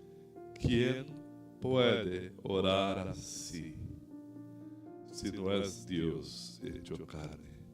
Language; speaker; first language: Spanish; non-native, fluent; Portuguese